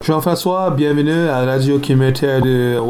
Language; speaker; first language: French; non-native, learner; English